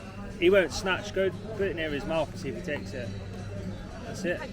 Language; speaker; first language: English; native; English